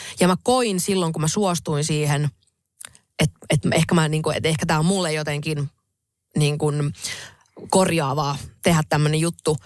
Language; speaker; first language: Finnish; native; Finnish